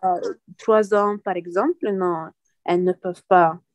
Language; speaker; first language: French; non-native, learner; Arabic